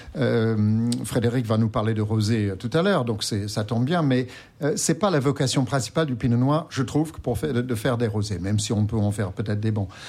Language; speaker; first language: French; non-native, fluent; English